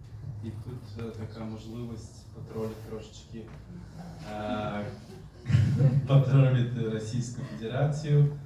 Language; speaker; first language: Ukrainian; non-native, fluent; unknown